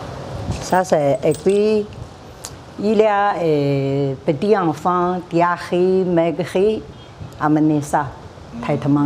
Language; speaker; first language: French; non-native, learner; Chinese